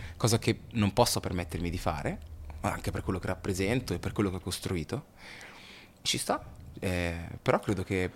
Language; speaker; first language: Italian; early bilingual, other home language; Lingala